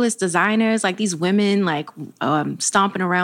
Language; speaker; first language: English; native; English